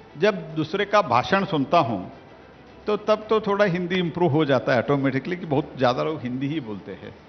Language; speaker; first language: Hindi; non-native, local second language; Kannada